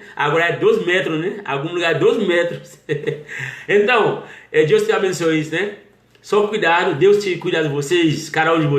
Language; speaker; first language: Portuguese; non-native, learner; Haitian Creole